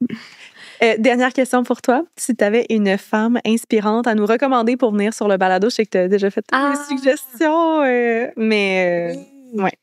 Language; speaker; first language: French; native; French